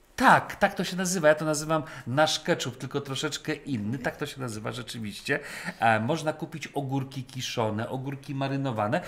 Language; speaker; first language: Polish; native; Polish